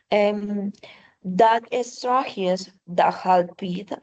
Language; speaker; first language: English; non-native, learner; Spanish